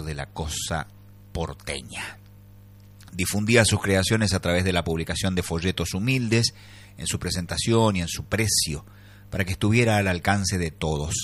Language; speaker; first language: Spanish; native; Spanish